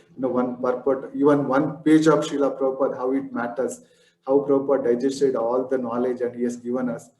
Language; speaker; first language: English; non-native, local second language; Kannada